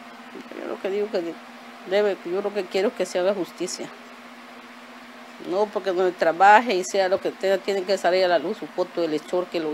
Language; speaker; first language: Spanish; native; Spanish